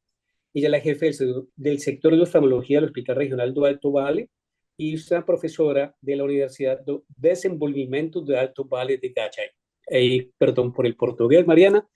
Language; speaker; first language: Spanish; native; Spanish